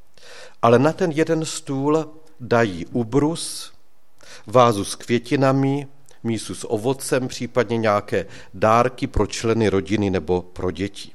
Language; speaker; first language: Czech; native; Czech